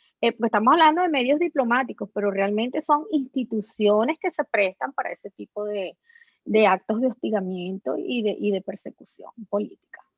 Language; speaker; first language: Spanish; native; Spanish